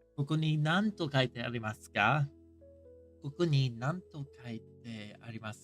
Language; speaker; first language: Japanese; non-native, learner; English